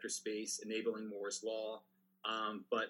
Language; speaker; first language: English; native; English